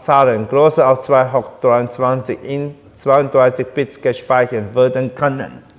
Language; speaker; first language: German; non-native, learner; Chinese